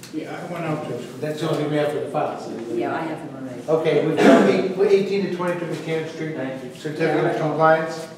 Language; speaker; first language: English; native; English